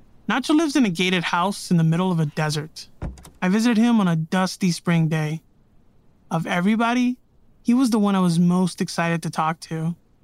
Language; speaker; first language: English; native; English